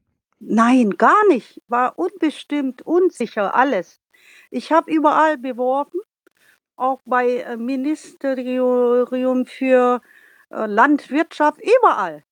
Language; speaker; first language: German; non-native, learner; Vietnamese